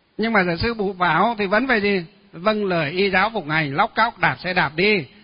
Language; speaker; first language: Vietnamese; non-native, local second language; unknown